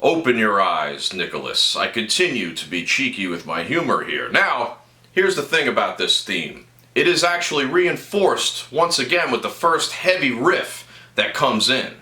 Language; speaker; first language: English; native; English